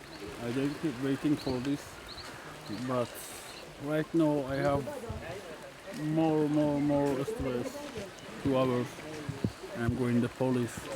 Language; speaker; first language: English; non-native, learner; Persian